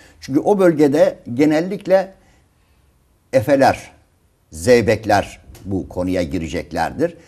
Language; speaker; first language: Turkish; native; Turkish